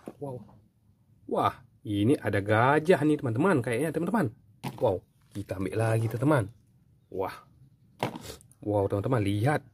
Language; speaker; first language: Indonesian; native; Indonesian